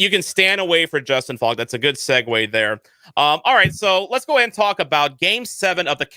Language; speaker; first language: English; native; English